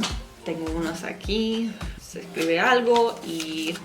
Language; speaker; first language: Spanish; non-native, fluent; English